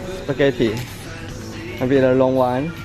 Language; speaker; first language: English; non-native, learner; Chinese